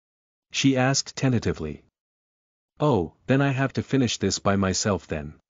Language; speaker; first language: English; native; English